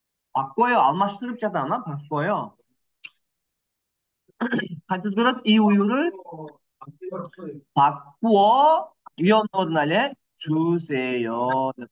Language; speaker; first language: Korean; non-native, fluent; Kyrgyz